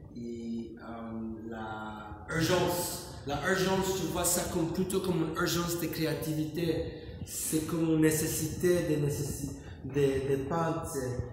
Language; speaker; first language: French; non-native, fluent; English